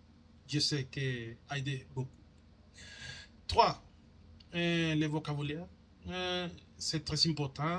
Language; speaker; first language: French; non-native, learner; Spanish